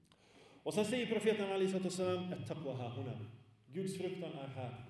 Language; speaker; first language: Swedish; early bilingual, other home language; Arabic